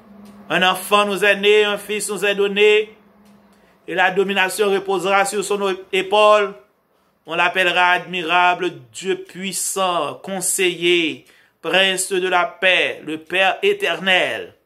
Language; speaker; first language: French; non-native, local second language; Haitian Creole